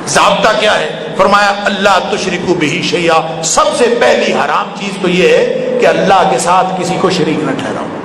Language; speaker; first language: Urdu; non-native, local second language; Punjabi